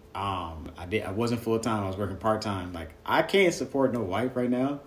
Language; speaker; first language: English; native; English